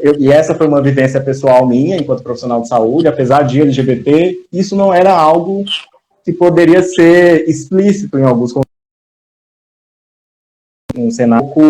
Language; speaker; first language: Portuguese; native; Portuguese